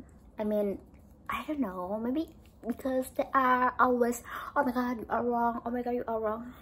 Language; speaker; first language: English; non-native, learner; Indonesian